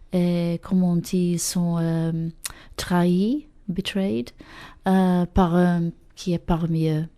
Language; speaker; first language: French; non-native, fluent; English